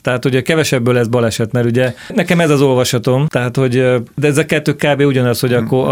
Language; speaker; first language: Hungarian; native; Hungarian